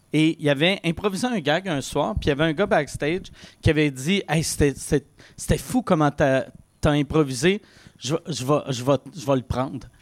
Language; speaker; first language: French; native; French